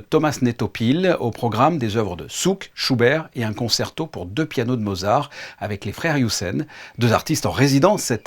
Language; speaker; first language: French; native; French